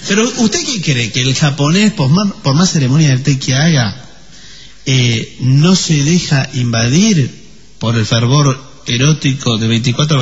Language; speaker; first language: Spanish; native; Spanish